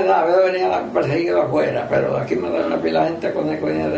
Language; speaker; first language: Spanish; native; Spanish